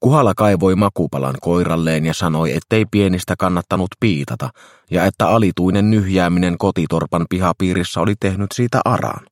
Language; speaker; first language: Finnish; native; Finnish